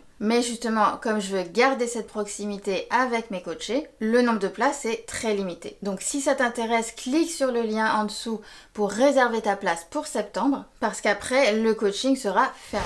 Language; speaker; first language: French; native; French